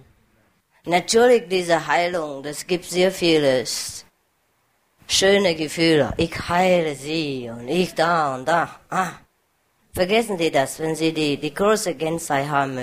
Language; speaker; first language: German; non-native, learner; Vietnamese